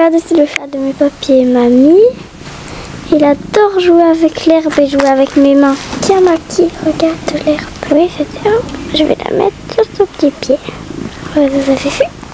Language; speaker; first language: French; native; French